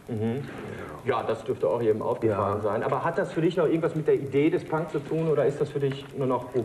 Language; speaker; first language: German; native; German